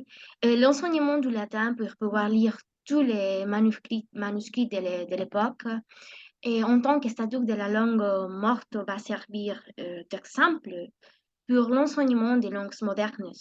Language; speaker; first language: French; non-native, learner; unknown